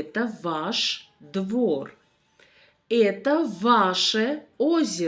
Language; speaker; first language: Russian; non-native, fluent; Armenian